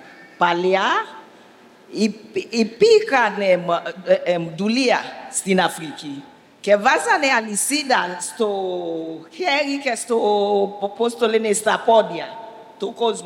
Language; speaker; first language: Greek; non-native, learner; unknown